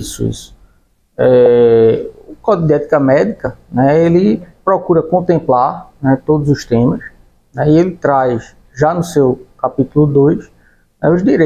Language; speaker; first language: Portuguese; native; Portuguese